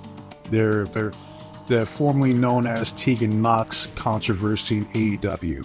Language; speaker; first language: English; native; English